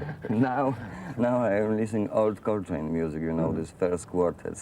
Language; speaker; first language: English; non-native, fluent; Polish